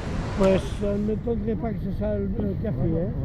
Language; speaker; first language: French; non-native, fluent; Spanish